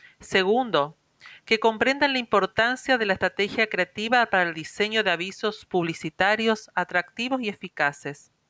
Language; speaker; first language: Spanish; native; Spanish